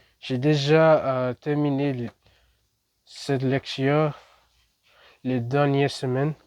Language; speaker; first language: French; non-native, learner; English